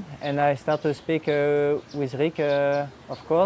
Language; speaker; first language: English; non-native, learner; French